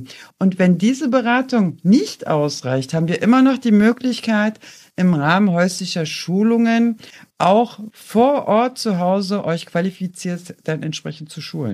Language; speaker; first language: German; native; German